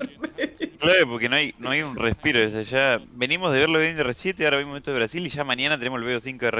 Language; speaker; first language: Spanish; native; Spanish